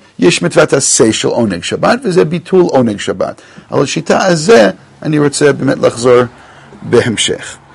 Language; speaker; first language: Hebrew; non-native, fluent; English